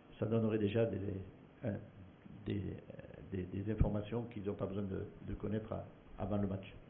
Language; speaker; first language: French; native; French